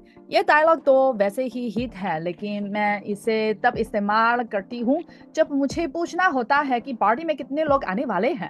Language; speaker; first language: Hindi; non-native, fluent; Chinese